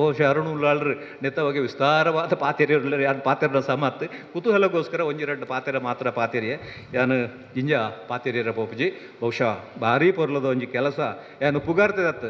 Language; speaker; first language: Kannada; non-native, local second language; Tulu